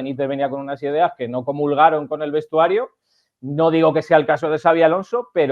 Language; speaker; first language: Spanish; native; Spanish